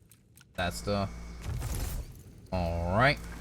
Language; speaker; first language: English; native; English